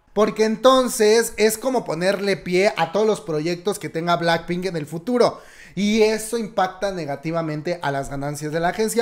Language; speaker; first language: Spanish; native; Spanish